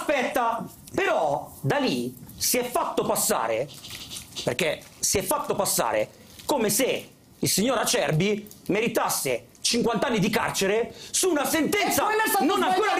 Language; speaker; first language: Italian; native; Italian